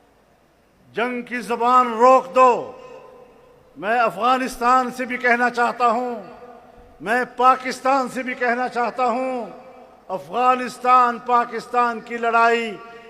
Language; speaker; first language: Urdu; non-native, local second language; Pashto